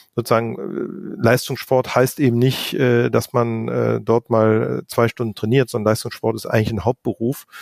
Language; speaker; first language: German; native; German